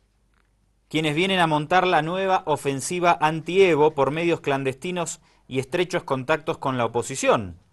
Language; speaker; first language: Spanish; native; Spanish